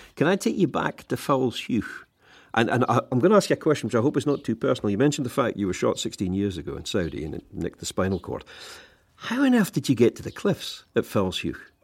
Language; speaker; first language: English; native; English